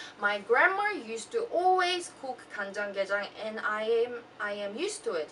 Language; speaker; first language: English; early bilingual, other home language; Korean